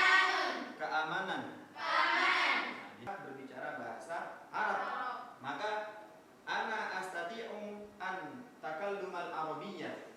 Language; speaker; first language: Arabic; non-native, fluent; Indonesian